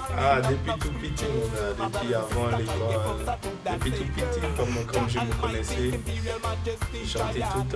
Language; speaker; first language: French; non-native, fluent; English